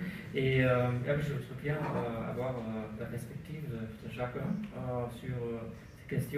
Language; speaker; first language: French; non-native, learner; German